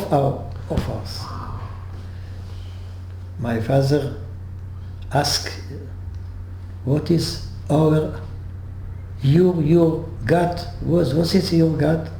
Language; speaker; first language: English; non-native, learner; French